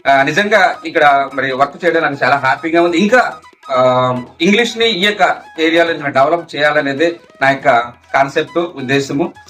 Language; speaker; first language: Telugu; native; Telugu